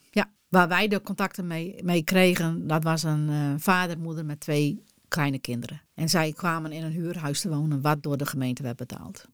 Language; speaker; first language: Dutch; non-native, local second language; Western Frisian